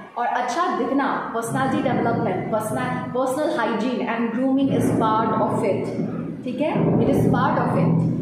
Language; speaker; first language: Hindi; non-native, local second language; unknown